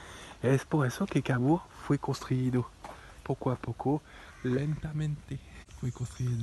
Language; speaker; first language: Spanish; non-native, learner; French